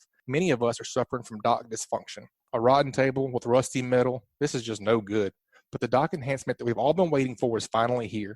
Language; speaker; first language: English; native; English